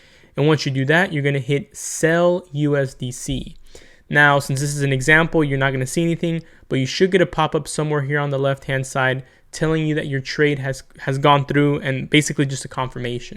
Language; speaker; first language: English; native; English